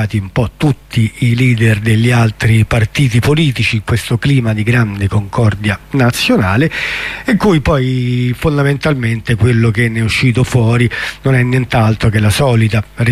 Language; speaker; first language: Italian; native; Italian